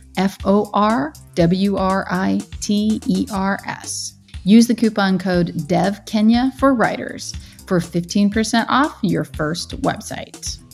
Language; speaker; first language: English; native; English